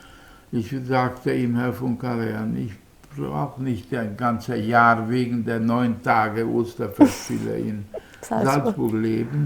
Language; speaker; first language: German; non-native, fluent; Hungarian